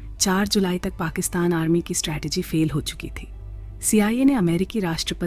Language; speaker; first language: Hindi; native; Hindi